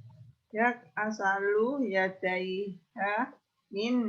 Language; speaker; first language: Arabic; non-native, learner; Indonesian